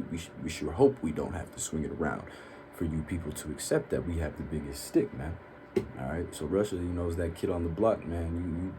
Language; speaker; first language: English; native; English